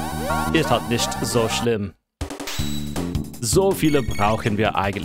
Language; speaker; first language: German; non-native, fluent; English